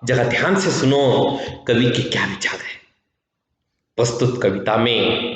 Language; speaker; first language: Hindi; non-native, local second language; Kannada